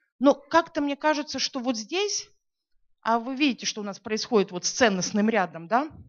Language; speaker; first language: Russian; native; Russian